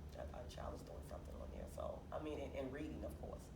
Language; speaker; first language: English; native; English